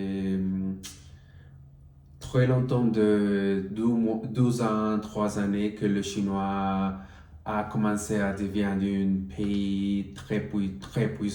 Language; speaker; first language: French; non-native, learner; Spanish